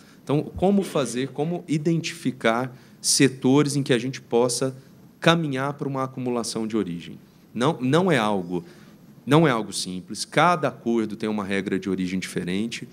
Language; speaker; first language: Portuguese; native; Portuguese